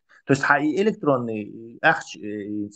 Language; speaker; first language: Russian; non-native, local second language; Chechen